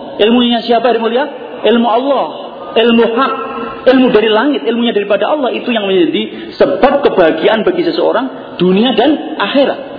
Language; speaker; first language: Indonesian; non-native, local second language; Javanese